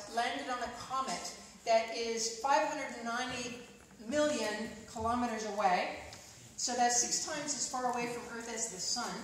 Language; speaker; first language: English; native; English